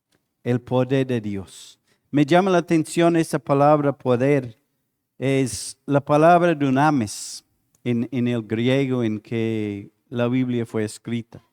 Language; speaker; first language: Spanish; non-native, fluent; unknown